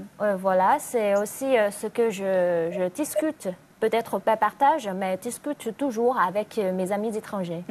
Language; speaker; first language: French; non-native, fluent; Chinese